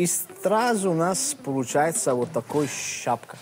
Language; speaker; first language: Russian; non-native, fluent; Italian